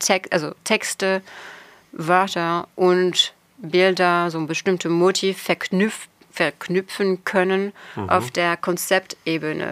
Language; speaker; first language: German; non-native, fluent; French